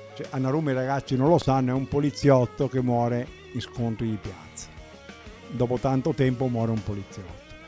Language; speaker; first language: Italian; native; Italian